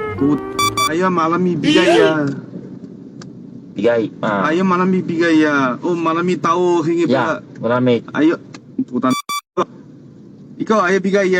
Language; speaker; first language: Filipino; non-native, learner; Chinese